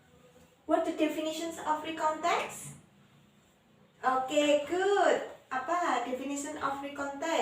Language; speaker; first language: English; non-native, learner; Indonesian